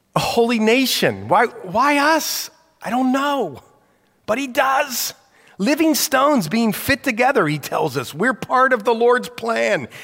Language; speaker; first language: English; native; English